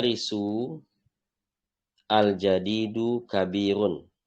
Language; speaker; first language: Arabic; non-native, fluent; Indonesian